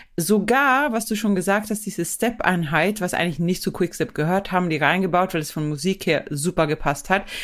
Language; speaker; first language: German; non-native, fluent; Swedish